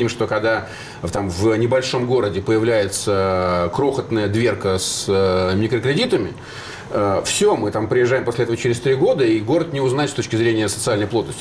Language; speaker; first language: Russian; native; Russian